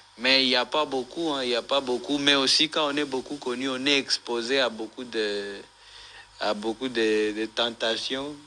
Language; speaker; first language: French; non-native, local second language; Swahili